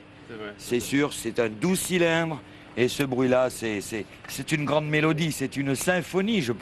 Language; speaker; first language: French; native; French